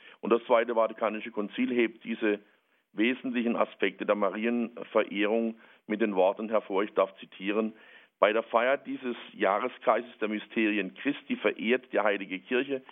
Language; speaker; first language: German; native; German